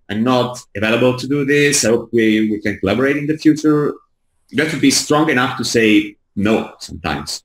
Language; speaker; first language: English; non-native, fluent; Italian